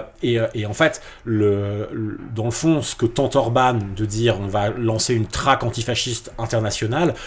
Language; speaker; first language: French; native; French